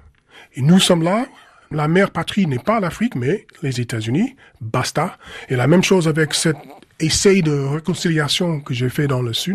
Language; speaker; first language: French; non-native, fluent; English